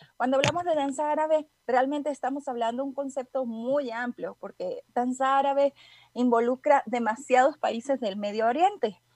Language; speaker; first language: Spanish; native; Spanish